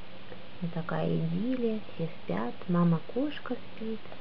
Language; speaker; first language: Russian; native; Russian